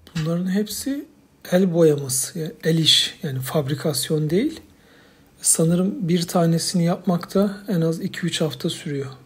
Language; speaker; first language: Turkish; native; Turkish